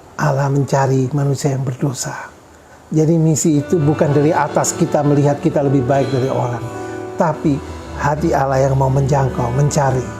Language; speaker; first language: Indonesian; native; Indonesian